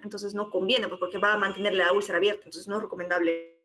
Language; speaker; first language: Spanish; native; Spanish